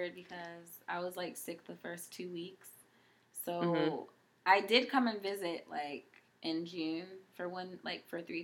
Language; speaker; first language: English; non-native, fluent; Haitian Creole